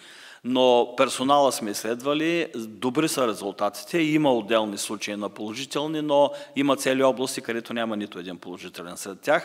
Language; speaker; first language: Bulgarian; native; Bulgarian